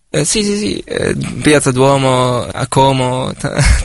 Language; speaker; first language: Italian; non-native, fluent; Arabic